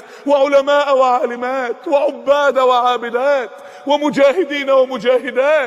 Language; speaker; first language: Arabic; native; Arabic